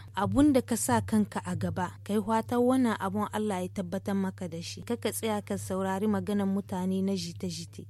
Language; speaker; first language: Hausa; native; Hausa